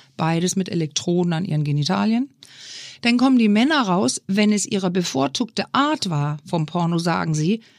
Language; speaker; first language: German; non-native, fluent; Danish